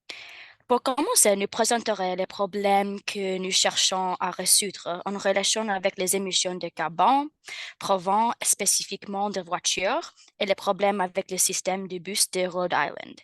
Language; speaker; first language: French; non-native, learner; English